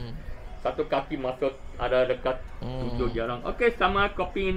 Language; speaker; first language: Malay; non-native, local second language; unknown